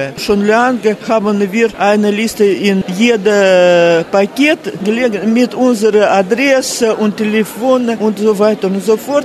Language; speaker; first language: German; non-native, fluent; Russian